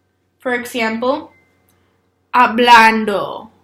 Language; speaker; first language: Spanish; non-native, learner; English